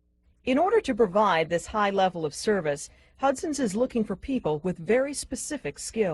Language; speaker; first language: English; native; English